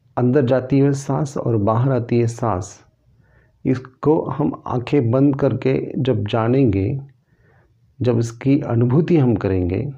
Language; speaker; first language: Hindi; non-native, local second language; Marathi